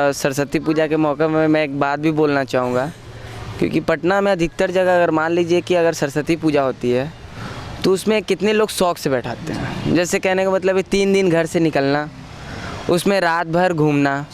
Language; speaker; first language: Hindi; native; Hindi